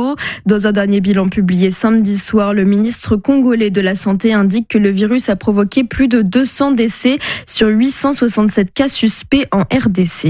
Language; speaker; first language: French; native; French